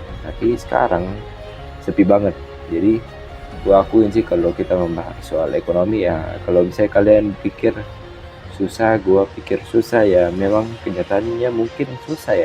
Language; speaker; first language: Indonesian; native; Indonesian